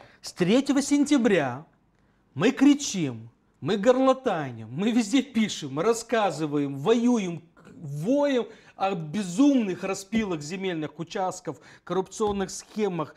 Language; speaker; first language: Russian; native; Russian